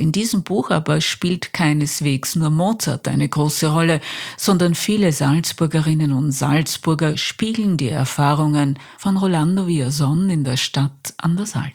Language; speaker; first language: German; native; German